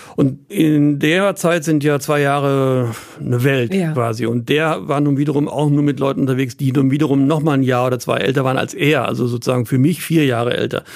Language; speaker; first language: German; native; German